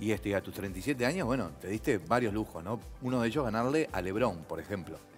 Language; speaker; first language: Spanish; native; Spanish